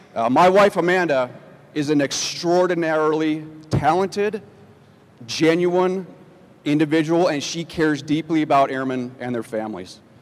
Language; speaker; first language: English; native; English